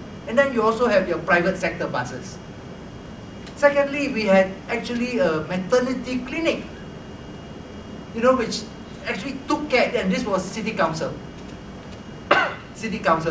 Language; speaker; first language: English; non-native, local second language; Malay